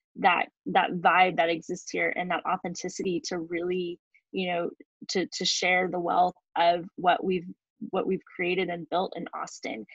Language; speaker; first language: English; native; English